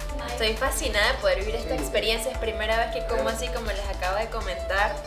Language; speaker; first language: Spanish; native; Spanish